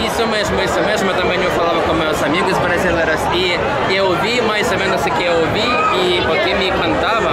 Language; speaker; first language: Portuguese; non-native, learner; Russian